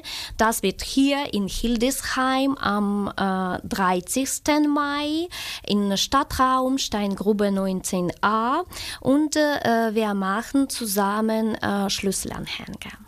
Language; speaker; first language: German; non-native, fluent; Ukrainian